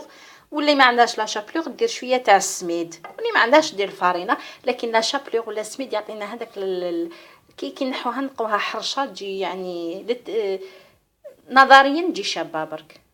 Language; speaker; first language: Arabic; native; Arabic